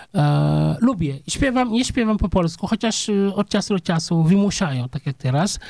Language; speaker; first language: Polish; non-native, fluent; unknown